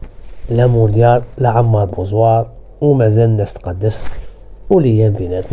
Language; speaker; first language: Arabic; native; Arabic